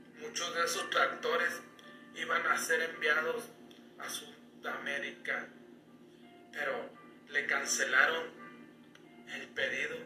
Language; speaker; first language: Spanish; native; Spanish